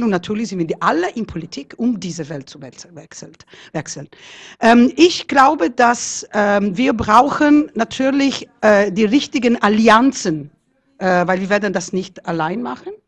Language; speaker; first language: German; non-native, fluent; Italian